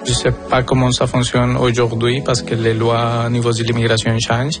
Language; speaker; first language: French; non-native, fluent; Spanish